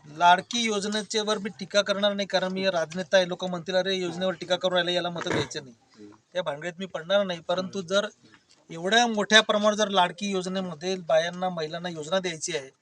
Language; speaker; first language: Marathi; non-native, local second language; Bhili